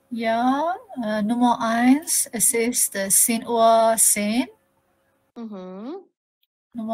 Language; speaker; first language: German; non-native, learner; Persian